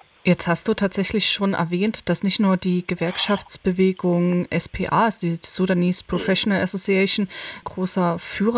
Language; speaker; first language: German; native; German